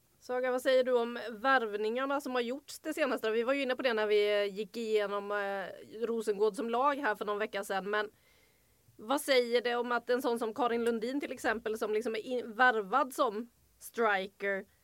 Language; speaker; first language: Swedish; native; Swedish